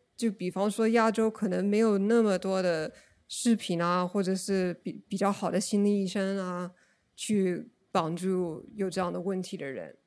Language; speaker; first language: Chinese; non-native, fluent; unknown